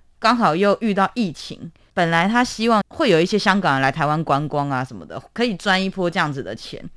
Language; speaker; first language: Chinese; native; Chinese